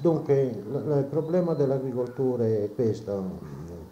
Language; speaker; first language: Italian; native; Italian